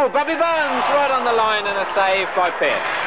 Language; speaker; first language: English; native; English